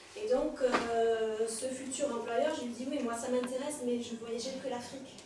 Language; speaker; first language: French; native; French